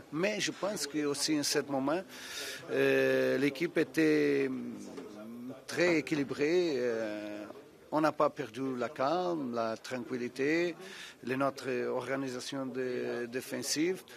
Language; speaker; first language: French; non-native, fluent; Portuguese